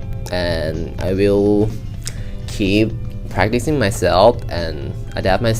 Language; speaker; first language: English; non-native, learner; Thai